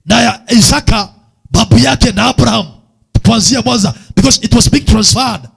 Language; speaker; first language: English; non-native, local second language; Swahili